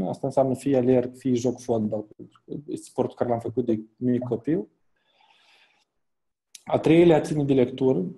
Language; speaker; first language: Romanian; native; Romanian